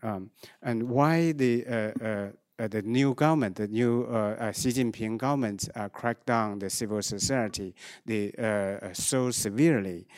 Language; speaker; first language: English; non-native, fluent; Chinese